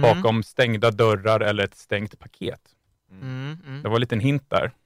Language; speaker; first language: Swedish; native; Swedish